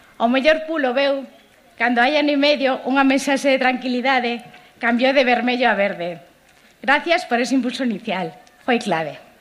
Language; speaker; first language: Galician; native; Galician